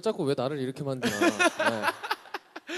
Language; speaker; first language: Korean; native; Korean